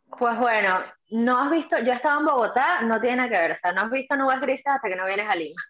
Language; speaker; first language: Spanish; native; Spanish